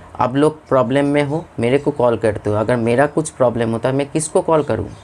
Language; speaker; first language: Hindi; non-native, local second language; Bangla